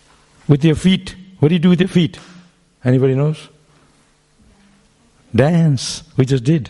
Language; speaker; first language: English; non-native, local second language; Bangla